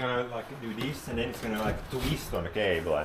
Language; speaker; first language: English; non-native, fluent; Swedish